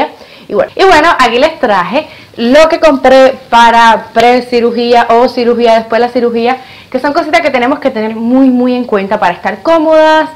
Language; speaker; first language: Spanish; native; Spanish